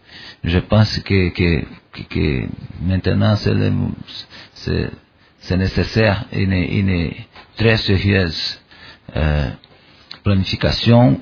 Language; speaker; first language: French; non-native, learner; Portuguese